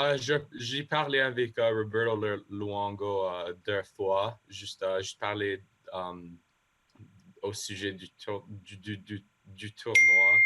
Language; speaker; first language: French; non-native, local second language; English